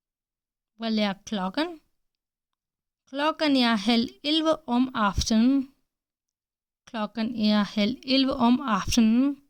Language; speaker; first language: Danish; non-native, fluent; Hindi